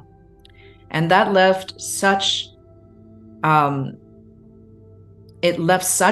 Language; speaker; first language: English; non-native, local second language; Cantonese